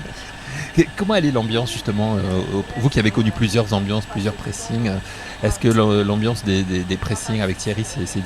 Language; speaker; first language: French; native; French